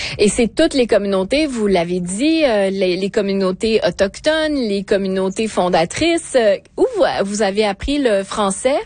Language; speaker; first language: French; native; French